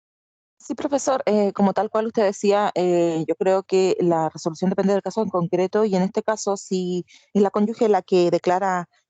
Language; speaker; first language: Spanish; native; Spanish